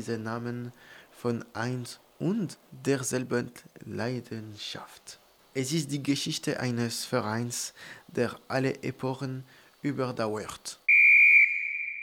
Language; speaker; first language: German; native; German